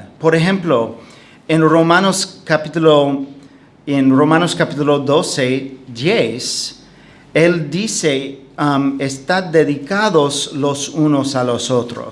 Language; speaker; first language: Spanish; non-native, fluent; English